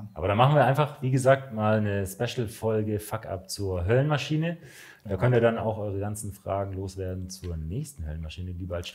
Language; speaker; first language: German; native; German